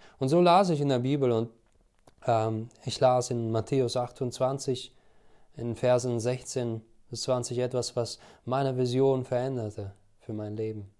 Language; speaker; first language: German; non-native, fluent; Albanian